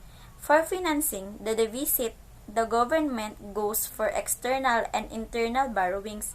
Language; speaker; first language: English; non-native, local second language; Filipino